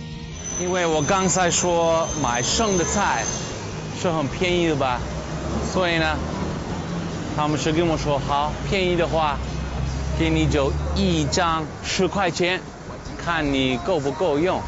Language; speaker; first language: Chinese; non-native, fluent; English